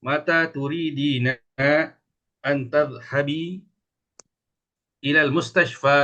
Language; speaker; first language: Arabic; non-native, learner; Indonesian